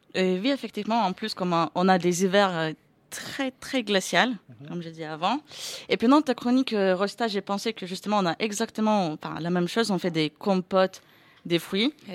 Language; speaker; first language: French; non-native, fluent; Lithuanian